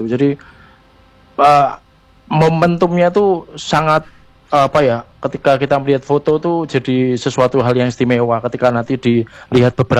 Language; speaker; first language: Indonesian; native; Indonesian